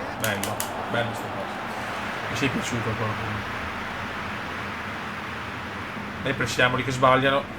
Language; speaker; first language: Italian; native; Italian